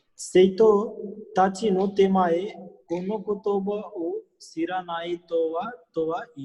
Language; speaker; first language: Japanese; non-native, learner; Hindi